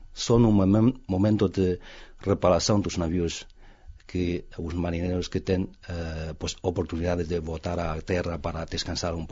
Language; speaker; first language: Portuguese; non-native, fluent; Chinese